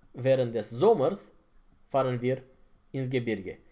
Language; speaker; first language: German; non-native, fluent; Romanian